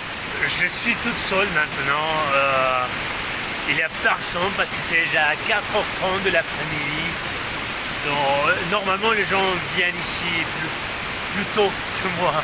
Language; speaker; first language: French; non-native, fluent; Spanish